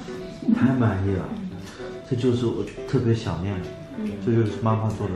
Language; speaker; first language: Chinese; native; Chinese